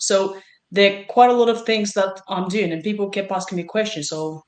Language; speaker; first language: English; non-native, fluent; Bulgarian